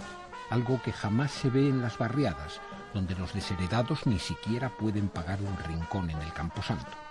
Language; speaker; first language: Spanish; native; Spanish